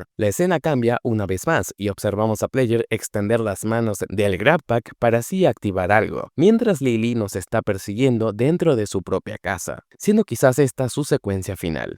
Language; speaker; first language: Spanish; native; Spanish